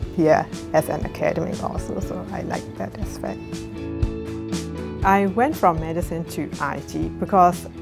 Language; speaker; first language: English; non-native, fluent; Burmese